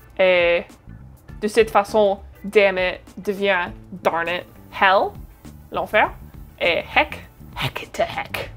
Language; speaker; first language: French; non-native, fluent; English